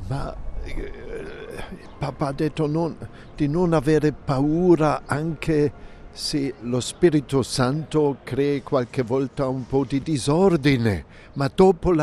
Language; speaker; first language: Italian; non-native, fluent; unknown